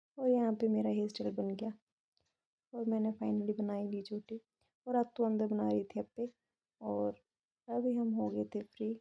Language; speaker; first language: Hindi; native; Hindi